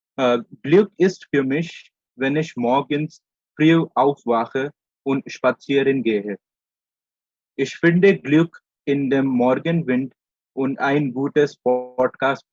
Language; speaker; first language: German; non-native, learner; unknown